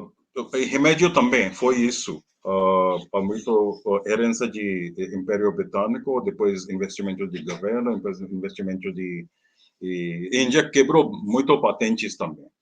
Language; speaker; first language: Portuguese; non-native, learner; Hindi